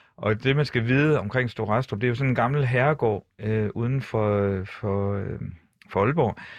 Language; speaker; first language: Danish; native; Danish